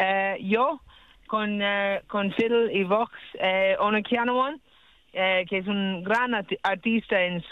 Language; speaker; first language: Spanish; non-native, learner; English